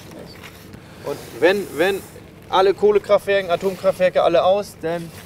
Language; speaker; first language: German; native; German